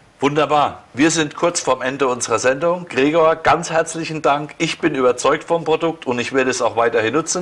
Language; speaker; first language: German; native; German